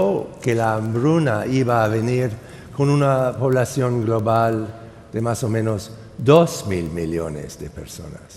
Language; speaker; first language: Spanish; non-native, fluent; English